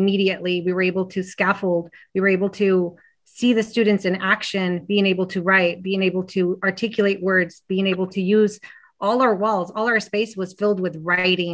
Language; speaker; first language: English; early bilingual, other home language; Spanish